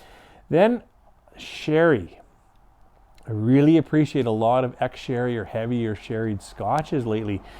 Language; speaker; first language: English; native; English